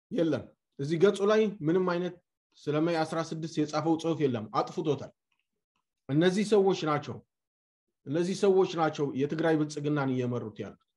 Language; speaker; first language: Amharic; non-native, local second language; Tigrinya